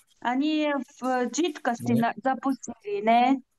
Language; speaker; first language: Russian; non-native, learner; Korean